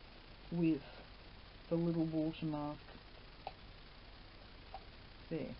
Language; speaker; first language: English; native; English